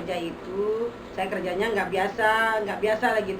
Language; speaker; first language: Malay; non-native, local second language; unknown